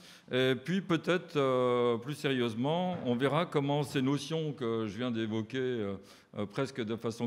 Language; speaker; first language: French; native; French